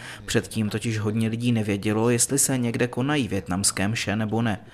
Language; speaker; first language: Czech; non-native, fluent; Vietnamese